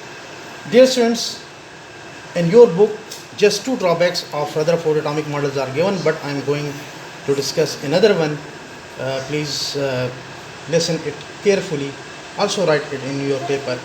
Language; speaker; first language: English; non-native, local second language; Pashto